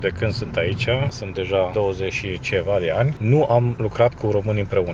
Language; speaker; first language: Romanian; non-native, local second language; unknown